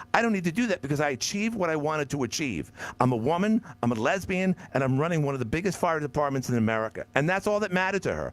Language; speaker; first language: English; native; English